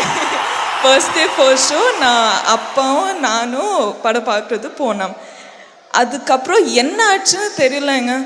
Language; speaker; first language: Tamil; non-native, learner; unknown